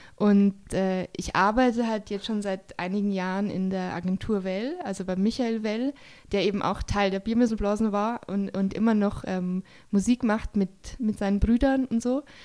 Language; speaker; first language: German; native; German